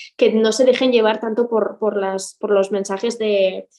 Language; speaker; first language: Spanish; native; Spanish